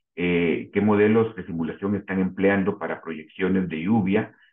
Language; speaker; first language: Spanish; native; Spanish